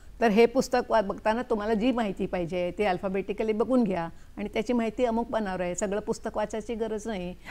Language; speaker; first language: Marathi; non-native, local second language; Kannada